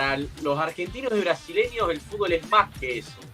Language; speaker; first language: Spanish; native; Spanish